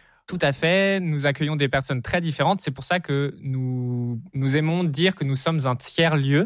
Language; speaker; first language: French; native; French